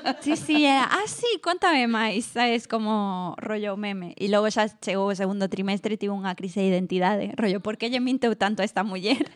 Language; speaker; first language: Galician; non-native, local second language; Spanish